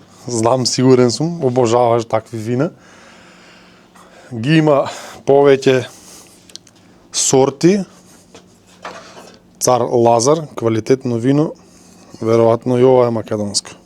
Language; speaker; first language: Macedonian; native; Macedonian